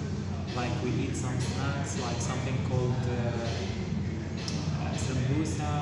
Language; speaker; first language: English; non-native, learner; Arabic